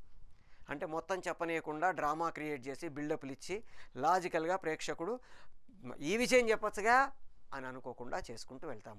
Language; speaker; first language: Telugu; native; Telugu